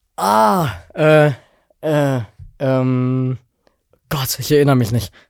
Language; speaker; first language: German; native; German